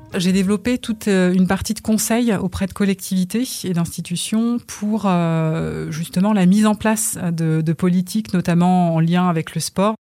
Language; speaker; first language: French; early bilingual, other home language; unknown